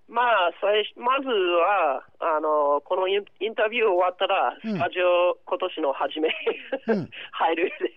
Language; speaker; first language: Japanese; non-native, fluent; English